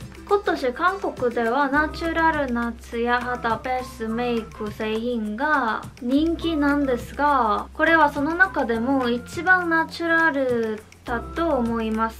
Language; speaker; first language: Japanese; non-native, fluent; Korean